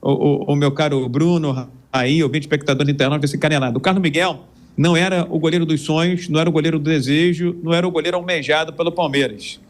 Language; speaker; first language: Portuguese; native; Portuguese